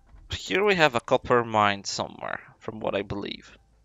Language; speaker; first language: English; non-native, fluent; Polish